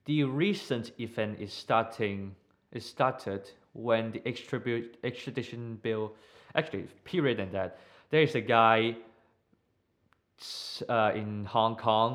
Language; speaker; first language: English; non-native, local second language; Cantonese